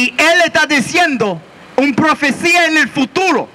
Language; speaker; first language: Spanish; non-native, learner; English